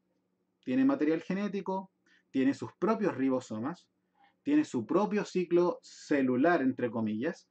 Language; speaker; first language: Spanish; native; Spanish